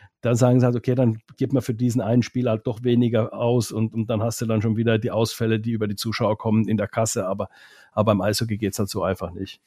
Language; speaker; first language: German; non-native, fluent; Finnish